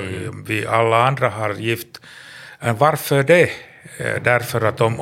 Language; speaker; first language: Swedish; non-native, learner; Finnish